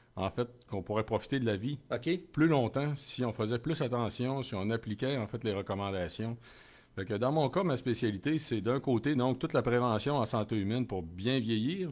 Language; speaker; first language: French; native; French